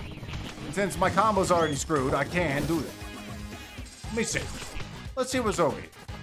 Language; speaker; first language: English; native; English